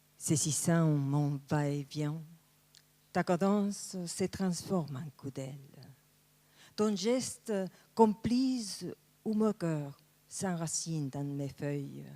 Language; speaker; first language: French; non-native, fluent; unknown